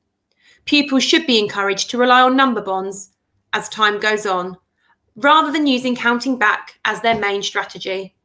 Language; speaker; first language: English; native; English